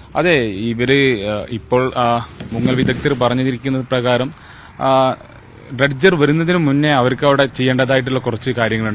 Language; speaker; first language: Malayalam; native; Malayalam